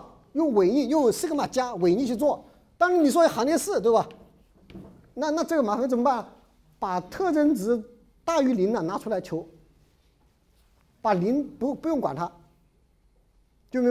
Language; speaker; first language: Chinese; native; Chinese